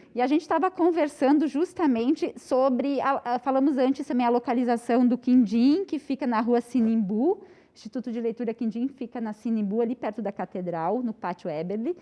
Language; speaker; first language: Portuguese; native; Portuguese